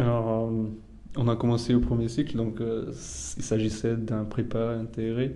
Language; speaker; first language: French; non-native, fluent; Portuguese